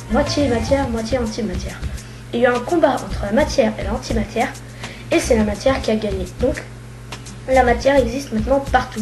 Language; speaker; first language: French; native; French